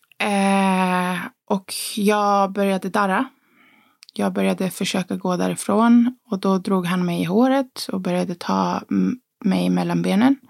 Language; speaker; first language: Swedish; early bilingual, other home language; Spanish